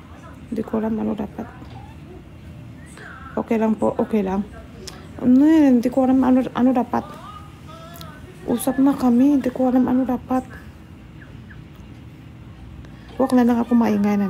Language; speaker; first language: Filipino; non-native, learner; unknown